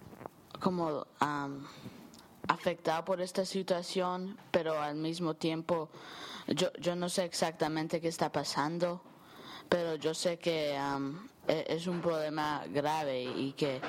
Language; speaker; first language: Spanish; early bilingual, heritage; Spanish